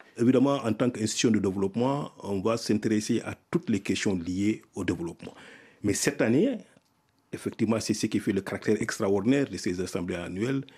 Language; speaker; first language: French; non-native, local second language; Soninke